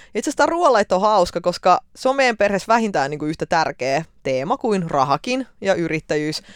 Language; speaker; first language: Finnish; early bilingual, other home language; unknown